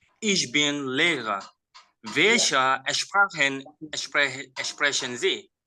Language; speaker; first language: German; non-native, learner; Bangla